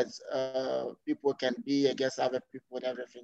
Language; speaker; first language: English; non-native, fluent; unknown